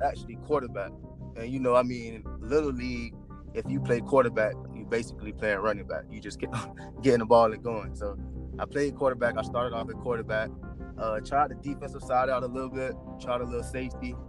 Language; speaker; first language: English; native; English